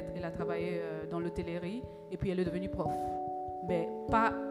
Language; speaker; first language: French; early bilingual, other home language; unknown